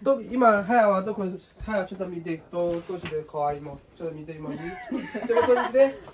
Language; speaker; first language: Japanese; non-native, learner; Korean